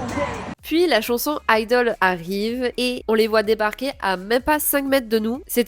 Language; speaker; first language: French; native; French